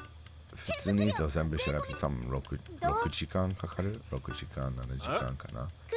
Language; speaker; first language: Japanese; non-native, fluent; English